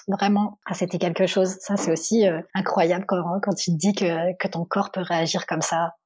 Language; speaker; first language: French; native; French